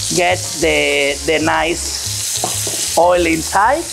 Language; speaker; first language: English; non-native, fluent; Catalan